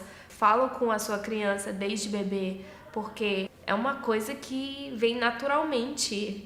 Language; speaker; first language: Portuguese; early bilingual, heritage; English